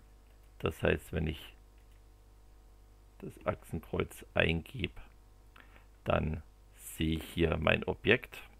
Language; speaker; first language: German; native; German